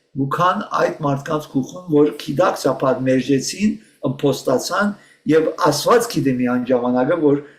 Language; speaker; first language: Armenian; early bilingual, heritage; Armenian